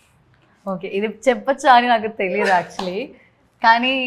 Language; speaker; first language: Telugu; non-native, learner; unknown